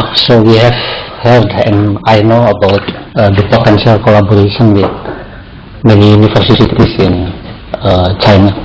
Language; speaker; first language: English; non-native, fluent; Indonesian